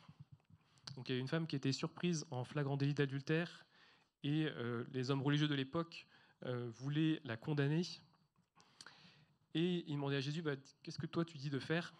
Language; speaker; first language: French; native; French